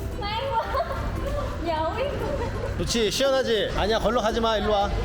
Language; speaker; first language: Korean; native; Korean